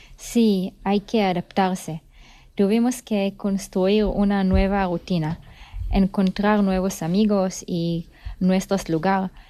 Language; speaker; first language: Spanish; non-native, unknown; Hebrew